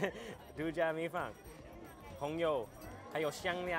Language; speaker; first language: Chinese; non-native, fluent; English